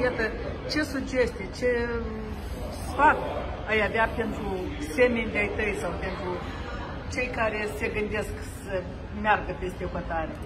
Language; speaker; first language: Romanian; native; Romanian